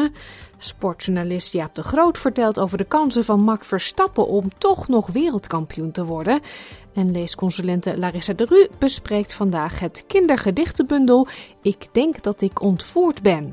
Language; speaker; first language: Dutch; native; Dutch